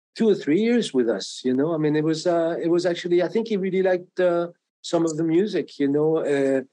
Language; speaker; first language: English; non-native, fluent; French